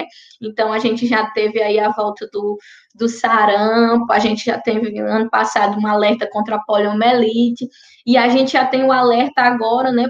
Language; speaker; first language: Portuguese; native; Portuguese